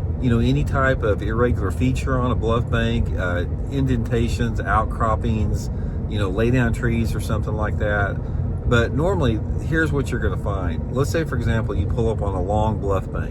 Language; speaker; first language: English; native; English